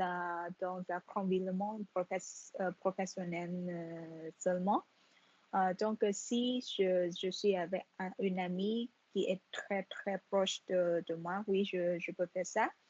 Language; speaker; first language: French; non-native, fluent; Vietnamese